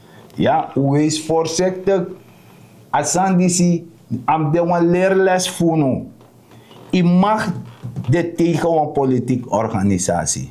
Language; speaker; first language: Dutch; non-native, local second language; Sranan Tongo